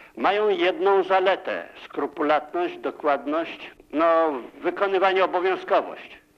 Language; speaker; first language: Polish; native; Polish